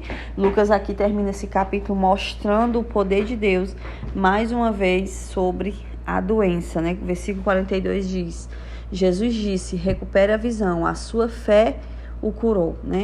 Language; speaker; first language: Portuguese; native; Portuguese